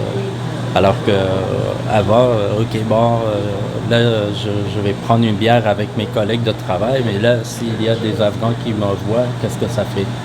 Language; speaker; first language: French; non-native, fluent; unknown